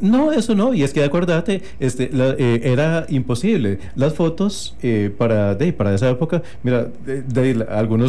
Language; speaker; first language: Spanish; native; Spanish